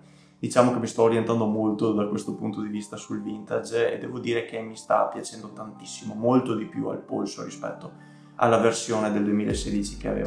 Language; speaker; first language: Italian; native; Italian